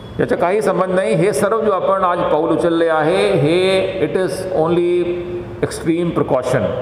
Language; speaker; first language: Marathi; non-native, local second language; Punjabi